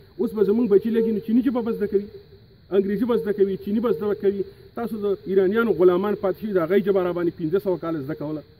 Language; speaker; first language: Pashto; native; Pashto